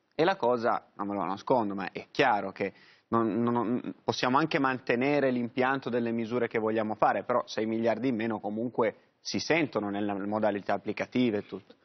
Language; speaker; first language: Italian; native; Italian